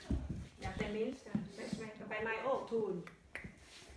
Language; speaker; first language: Dutch; non-native, learner; Arabic